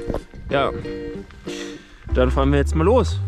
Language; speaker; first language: German; native; German